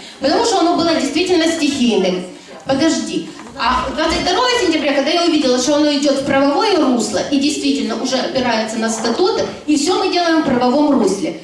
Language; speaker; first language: Russian; native; Russian